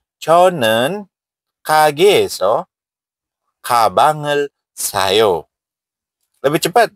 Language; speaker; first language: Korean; non-native, fluent; Indonesian